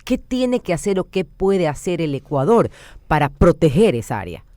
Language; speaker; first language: Spanish; native; Spanish